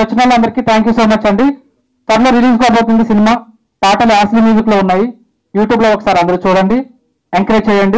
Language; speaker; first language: Telugu; native; Telugu